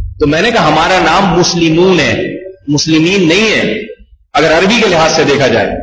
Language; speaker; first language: Urdu; native; Urdu